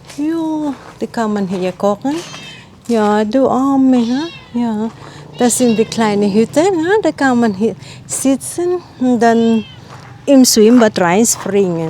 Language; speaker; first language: German; non-native, learner; Filipino